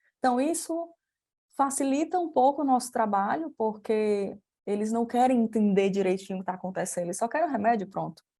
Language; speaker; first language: Portuguese; native; Portuguese